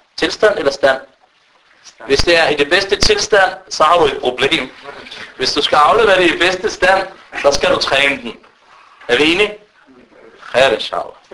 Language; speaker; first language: Danish; early bilingual, other home language; Arabic